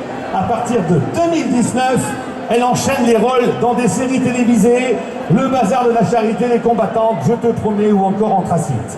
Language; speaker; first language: French; native; French